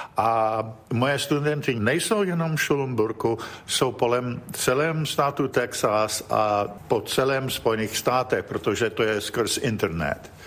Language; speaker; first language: Czech; early bilingual, heritage; English